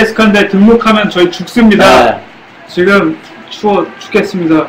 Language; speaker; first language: Korean; native; Korean